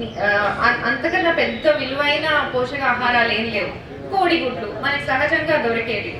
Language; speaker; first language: Telugu; native; Telugu